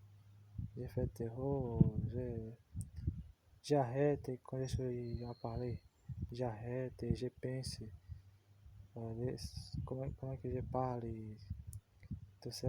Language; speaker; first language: French; non-native, learner; Portuguese